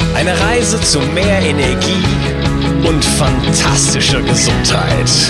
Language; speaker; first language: German; native; German